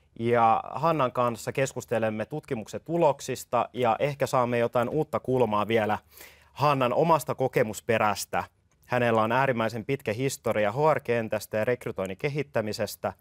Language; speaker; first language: Finnish; native; Finnish